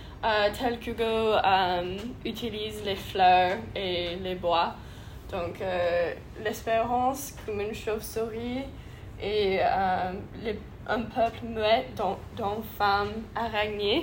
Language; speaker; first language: French; non-native, learner; English